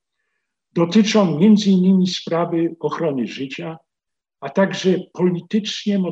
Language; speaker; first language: Polish; native; Polish